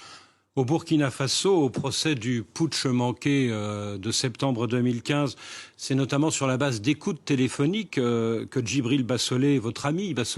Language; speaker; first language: French; native; French